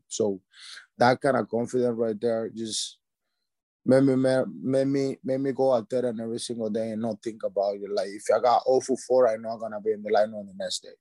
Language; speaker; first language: English; non-native, learner; Spanish